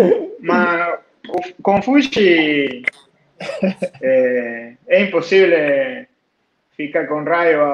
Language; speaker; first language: Portuguese; non-native, fluent; Spanish